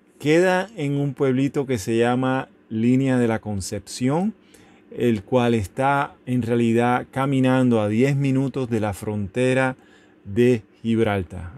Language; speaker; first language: Spanish; native; Spanish